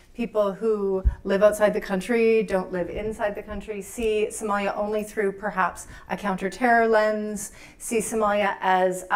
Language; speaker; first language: English; native; English